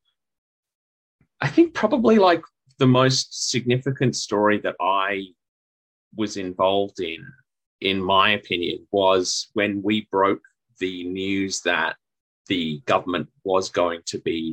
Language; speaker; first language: English; native; English